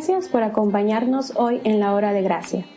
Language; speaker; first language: Spanish; native; Spanish